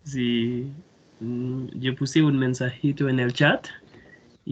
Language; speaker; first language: Spanish; non-native, fluent; Haitian Creole